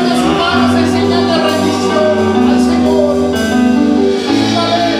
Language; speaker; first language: Spanish; native; Spanish